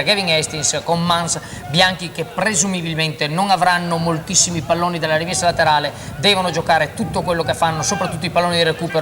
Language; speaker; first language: Italian; native; Italian